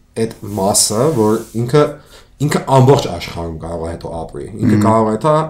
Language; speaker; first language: Armenian; early bilingual, heritage; Armenian